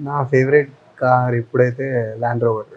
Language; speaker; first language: Telugu; non-native, fluent; Tamil